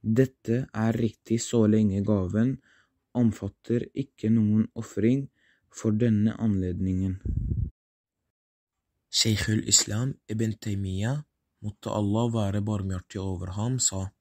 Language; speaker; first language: Norwegian; non-native, fluent; Arabic